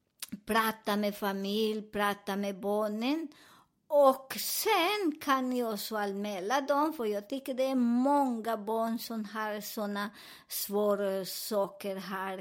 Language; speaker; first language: Swedish; non-native, learner; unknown